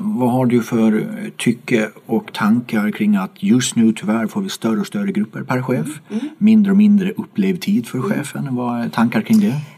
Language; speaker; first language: Swedish; native; Swedish